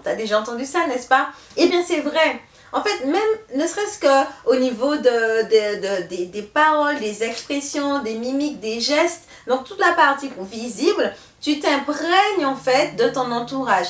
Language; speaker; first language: French; native; French